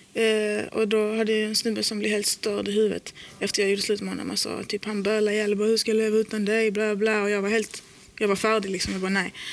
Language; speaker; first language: Swedish; early bilingual, other home language; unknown